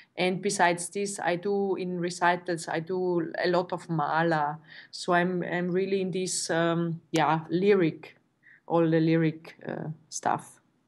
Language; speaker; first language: English; non-native, fluent; German